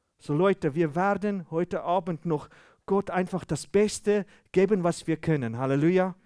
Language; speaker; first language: German; non-native, fluent; Afrikaans